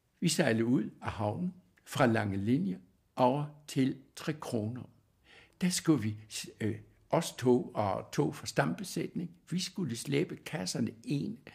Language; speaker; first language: Danish; early bilingual, heritage; German